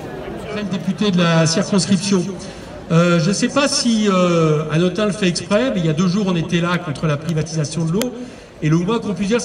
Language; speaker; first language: French; native; French